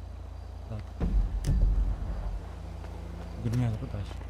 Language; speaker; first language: Russian; non-native, learner; Kara-Kalpak